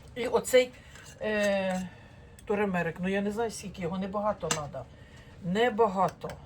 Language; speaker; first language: Ukrainian; non-native, local second language; Russian